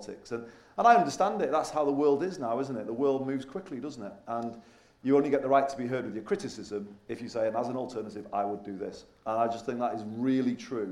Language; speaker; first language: English; native; English